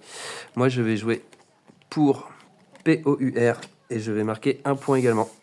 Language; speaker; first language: French; native; French